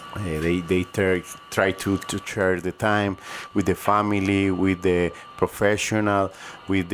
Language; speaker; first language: English; non-native, learner; Spanish